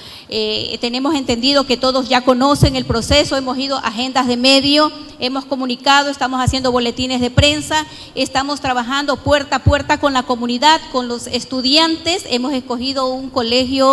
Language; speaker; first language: Spanish; native; Spanish